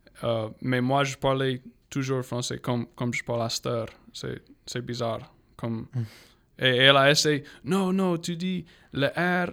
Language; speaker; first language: French; non-native, local second language; English